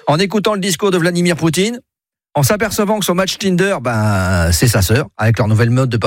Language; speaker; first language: French; native; French